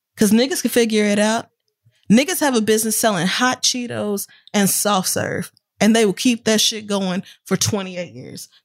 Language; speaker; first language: English; native; English